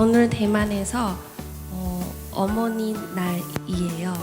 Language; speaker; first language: Korean; non-native, learner; Chinese